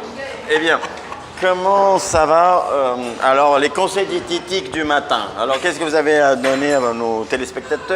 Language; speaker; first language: French; native; French